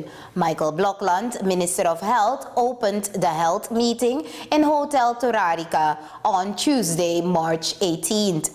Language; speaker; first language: English; non-native, fluent; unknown